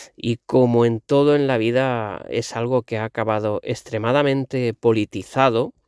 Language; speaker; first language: Spanish; non-native, local second language; Catalan